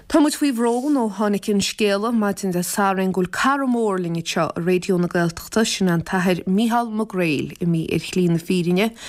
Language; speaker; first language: Irish; native; Irish